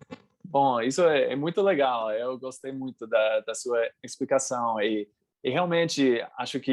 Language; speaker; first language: Portuguese; non-native, fluent; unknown